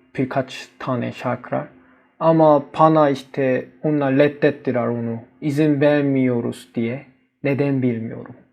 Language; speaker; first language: Turkish; non-native, learner; Korean